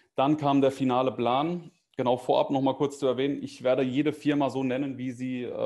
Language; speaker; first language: German; native; German